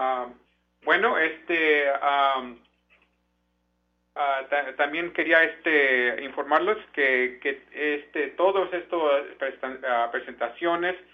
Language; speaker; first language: Spanish; early bilingual, heritage; Spanish